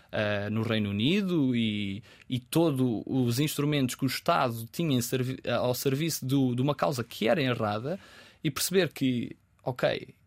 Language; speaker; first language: Portuguese; native; Portuguese